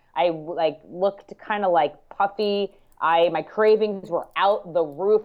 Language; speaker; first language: English; native; English